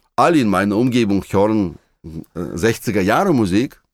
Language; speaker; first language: German; non-native, fluent; Russian